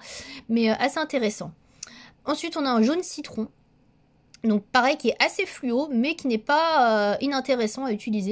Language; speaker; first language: French; native; French